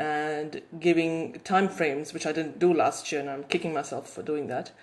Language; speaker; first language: English; native; English